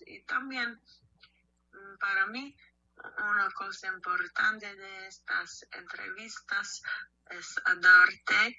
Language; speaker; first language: Spanish; non-native, learner; English